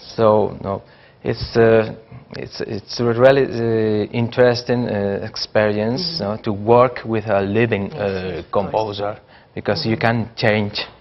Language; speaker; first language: English; non-native, learner; Spanish